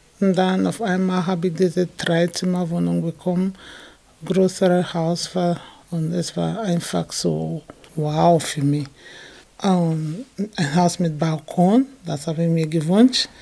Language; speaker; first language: German; non-native, fluent; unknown